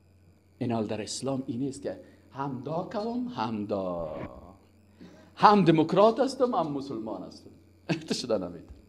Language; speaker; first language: Persian; native; Persian